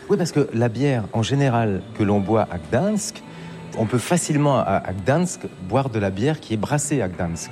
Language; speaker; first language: French; native; French